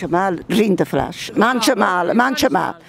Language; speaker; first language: German; non-native, learner; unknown